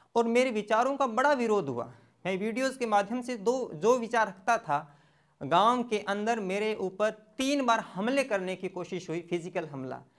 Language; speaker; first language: Hindi; native; Hindi